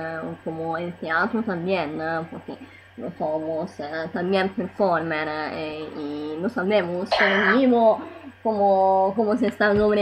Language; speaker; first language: Spanish; non-native, learner; Italian